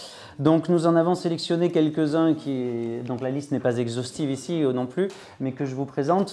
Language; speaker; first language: French; native; French